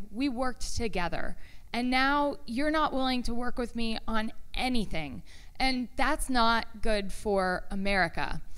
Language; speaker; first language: English; native; English